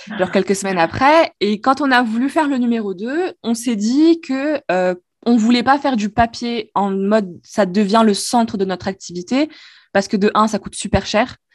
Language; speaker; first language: French; non-native, local second language; Arabic